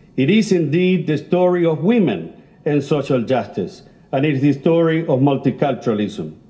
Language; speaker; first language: English; non-native, fluent; Spanish